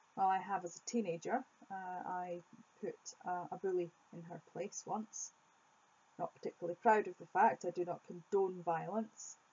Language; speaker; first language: English; native; English